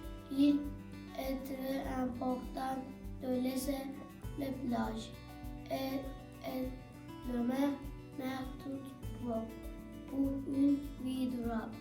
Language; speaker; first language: French; non-native, learner; Turkish